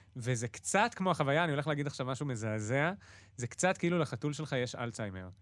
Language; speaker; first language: Hebrew; native; Hebrew